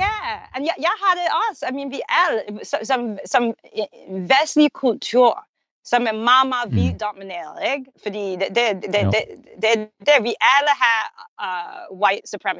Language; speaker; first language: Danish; non-native, fluent; English